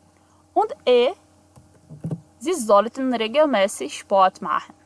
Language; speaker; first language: German; non-native, fluent; Portuguese